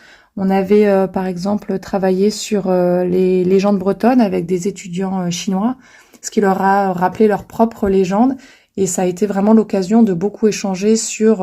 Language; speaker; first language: French; native; French